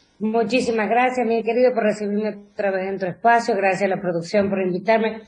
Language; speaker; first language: Spanish; native; Spanish